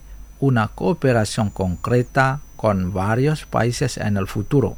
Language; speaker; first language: Spanish; non-native, fluent; Indonesian